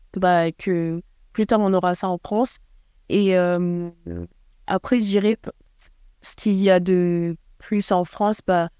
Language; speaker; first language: French; native; French